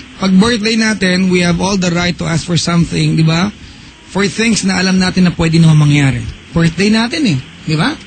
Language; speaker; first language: Filipino; native; Filipino